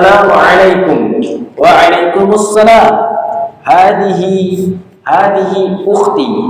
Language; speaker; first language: Arabic; non-native, fluent; Indonesian